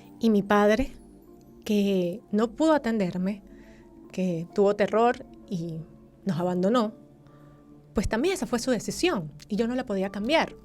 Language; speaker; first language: Spanish; native; Spanish